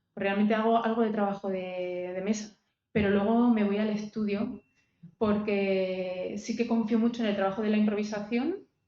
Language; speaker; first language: Spanish; native; Spanish